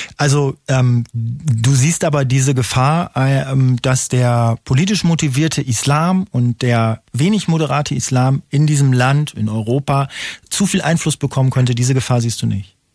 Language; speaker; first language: German; native; German